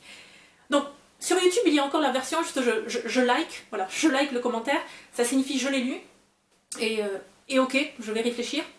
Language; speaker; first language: French; native; French